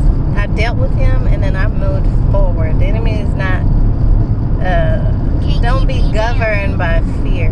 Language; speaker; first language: English; native; English